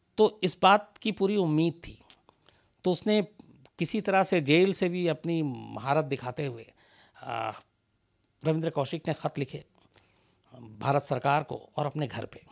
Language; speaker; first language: Hindi; native; Hindi